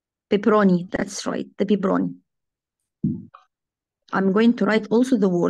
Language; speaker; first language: English; non-native, fluent; Arabic